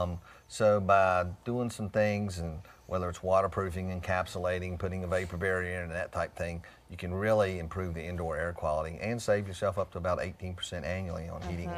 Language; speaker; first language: English; native; English